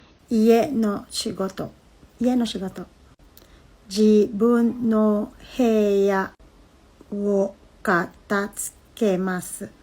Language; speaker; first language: Japanese; non-native, fluent; Filipino